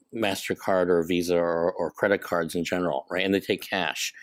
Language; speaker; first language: English; non-native, local second language; Cantonese